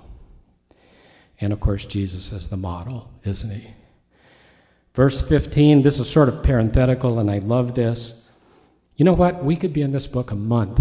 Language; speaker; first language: English; native; English